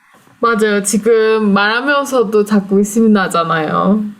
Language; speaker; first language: Korean; non-native, fluent; Turkish